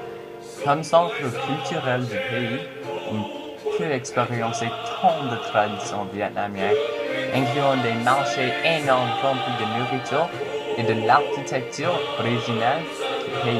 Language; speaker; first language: French; non-native, fluent; English